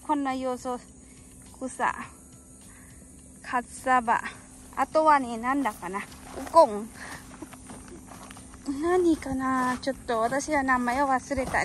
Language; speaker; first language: Japanese; non-native, learner; Lao